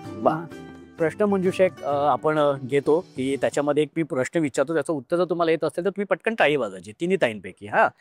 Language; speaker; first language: Marathi; native; Marathi